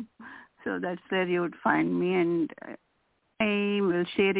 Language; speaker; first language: English; non-native, local second language; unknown